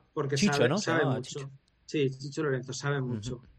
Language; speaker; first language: Spanish; native; Spanish